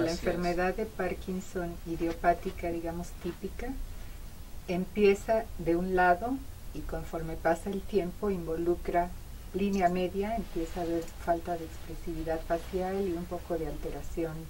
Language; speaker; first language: Spanish; native; Spanish